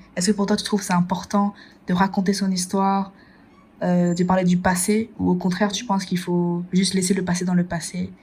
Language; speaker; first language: French; early bilingual, other home language; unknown